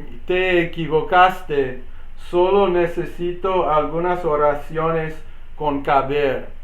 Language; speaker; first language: Spanish; non-native, learner; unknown